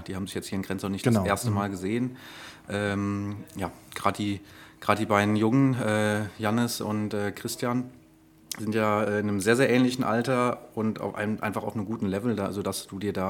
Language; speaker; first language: German; native; German